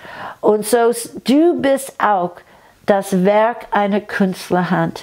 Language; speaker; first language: German; non-native, fluent; English